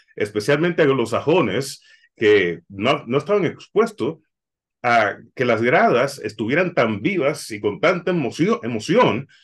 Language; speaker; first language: Spanish; native; Spanish